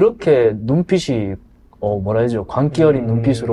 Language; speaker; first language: Korean; native; Korean